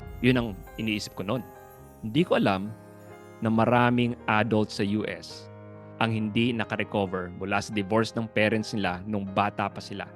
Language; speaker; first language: Filipino; native; Filipino